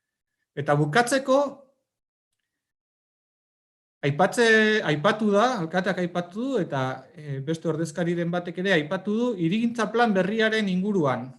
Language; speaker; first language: Basque; native; Basque